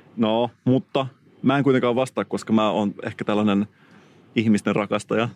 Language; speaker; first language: Finnish; native; Finnish